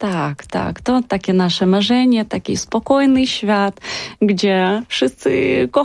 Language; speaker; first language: Polish; non-native, learner; Ukrainian